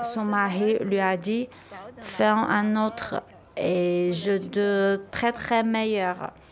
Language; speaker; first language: French; non-native, learner; Chinese